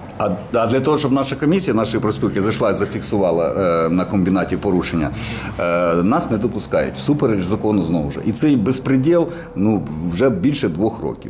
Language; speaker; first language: Ukrainian; non-native, local second language; Russian